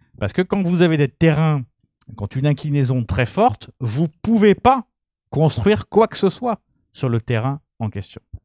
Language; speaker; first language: French; native; French